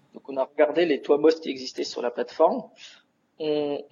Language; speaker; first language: French; native; French